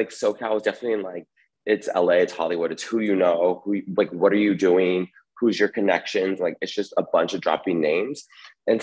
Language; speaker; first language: English; native; English